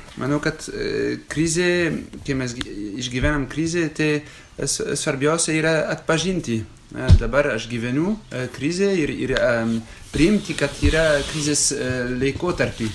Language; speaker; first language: Lithuanian; non-native, fluent; French